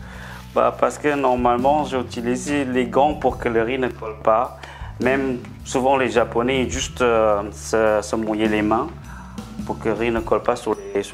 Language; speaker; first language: French; non-native, fluent; Indonesian